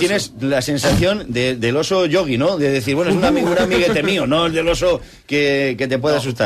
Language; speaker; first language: Spanish; native; Spanish